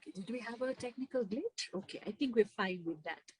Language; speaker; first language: English; non-native, local second language; Nepali